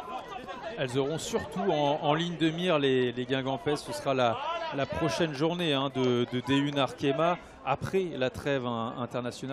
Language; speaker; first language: French; native; French